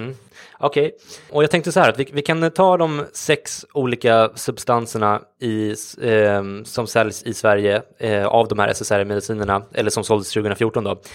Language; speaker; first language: Swedish; native; Swedish